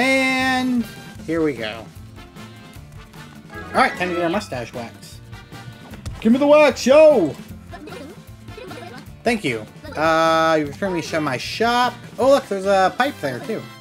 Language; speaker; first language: English; native; English